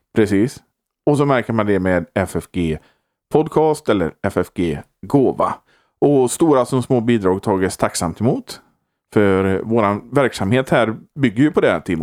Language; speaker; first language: Swedish; native; Swedish